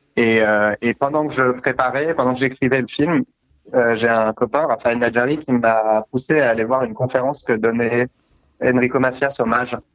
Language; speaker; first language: French; native; French